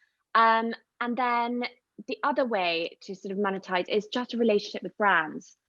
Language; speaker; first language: English; native; English